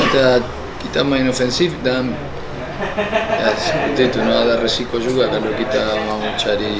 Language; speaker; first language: Indonesian; non-native, fluent; Spanish